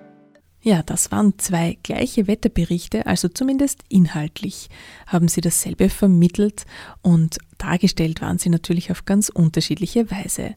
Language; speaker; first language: German; native; German